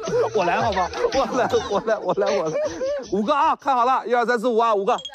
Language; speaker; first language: Chinese; native; Chinese